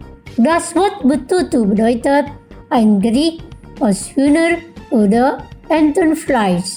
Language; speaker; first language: German; non-native, fluent; Indonesian